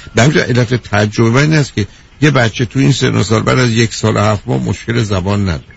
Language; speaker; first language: Persian; native; Persian